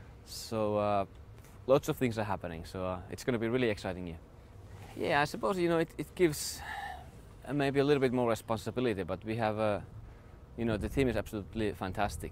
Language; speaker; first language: English; non-native, fluent; Finnish